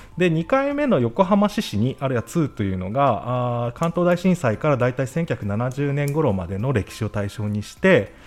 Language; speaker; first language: Japanese; native; Japanese